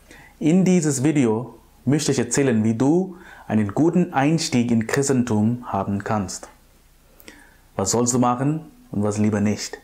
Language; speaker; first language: German; non-native, fluent; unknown